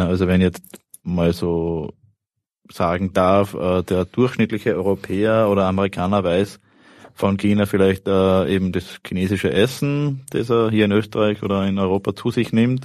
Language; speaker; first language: German; native; German